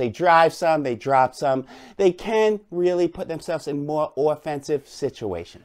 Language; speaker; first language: English; native; English